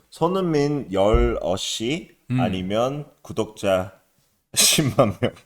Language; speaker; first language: Korean; non-native, fluent; English